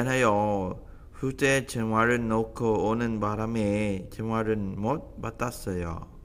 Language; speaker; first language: Korean; non-native, learner; Vietnamese